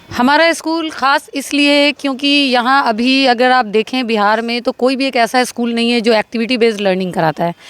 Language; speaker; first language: Hindi; native; Hindi